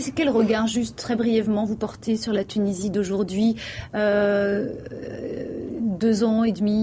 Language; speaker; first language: French; native; French